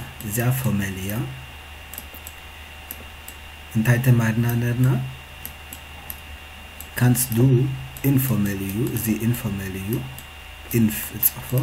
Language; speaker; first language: German; non-native, fluent; Tigrinya